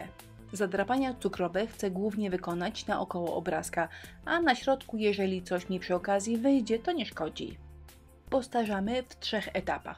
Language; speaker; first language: Polish; native; Polish